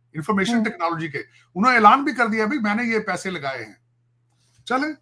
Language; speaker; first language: Urdu; native; Urdu